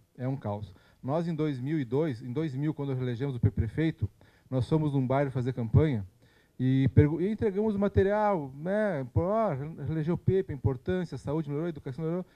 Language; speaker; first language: Portuguese; native; Portuguese